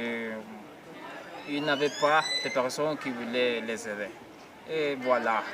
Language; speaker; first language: French; non-native, learner; Spanish